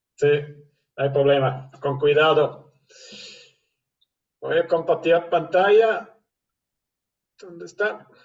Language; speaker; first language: Spanish; non-native, fluent; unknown